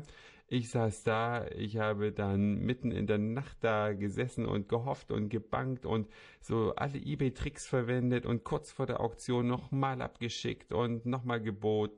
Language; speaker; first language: German; native; German